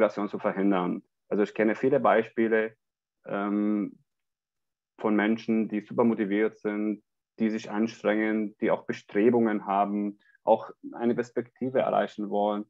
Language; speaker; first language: German; non-native, fluent; Arabic